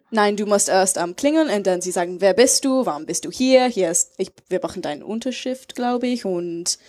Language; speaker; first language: German; non-native, fluent; English